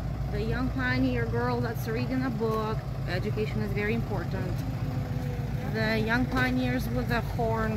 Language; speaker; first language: English; non-native, fluent; Russian